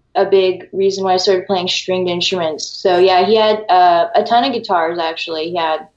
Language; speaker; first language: English; early bilingual, other home language; Filipino